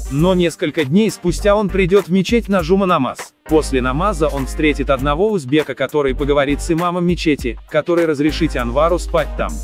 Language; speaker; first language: Russian; non-native, local second language; Uzbek